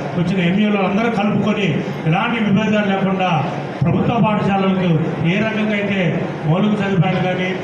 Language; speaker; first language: Telugu; native; Telugu